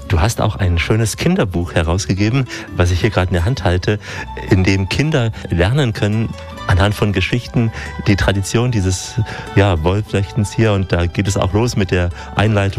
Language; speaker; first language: German; native; German